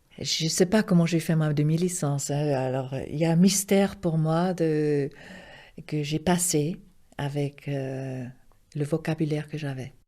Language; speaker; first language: French; non-native, local second language; Swiss German